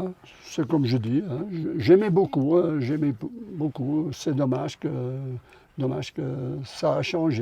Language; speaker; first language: French; non-native, local second language; Dutch